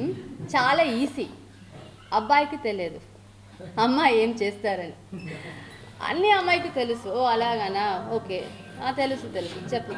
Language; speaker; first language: Telugu; non-native, learner; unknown